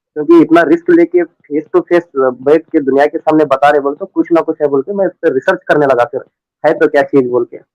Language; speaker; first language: Hindi; non-native, local second language; Urdu